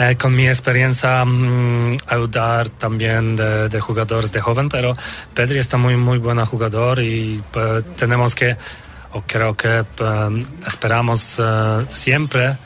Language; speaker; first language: Spanish; non-native, learner; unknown